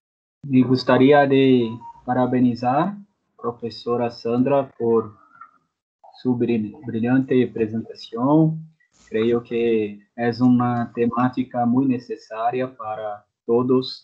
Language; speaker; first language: Spanish; non-native, fluent; Portuguese